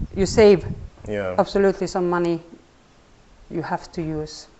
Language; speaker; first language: English; non-native, fluent; Finnish